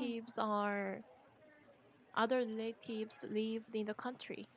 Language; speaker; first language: English; non-native, learner; Korean